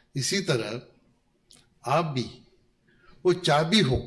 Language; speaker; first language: Hindi; non-native, local second language; Marathi